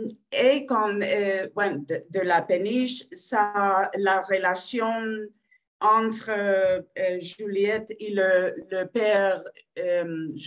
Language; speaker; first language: French; non-native, fluent; Spanish